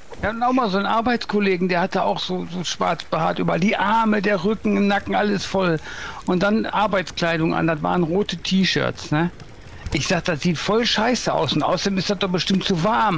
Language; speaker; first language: German; native; German